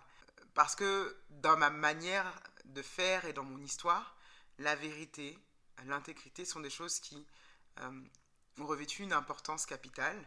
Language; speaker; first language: French; native; French